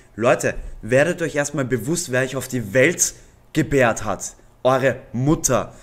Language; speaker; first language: German; native; German